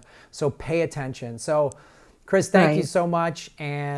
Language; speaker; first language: English; native; English